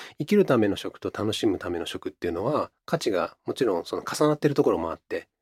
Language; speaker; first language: Japanese; native; Japanese